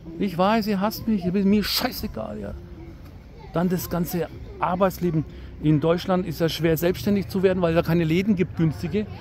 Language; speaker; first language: German; early bilingual, other home language; Turkish